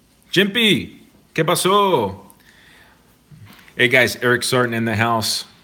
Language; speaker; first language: Spanish; early bilingual, heritage; Spanish